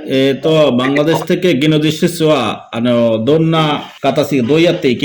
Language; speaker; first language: Japanese; non-native, fluent; Bangla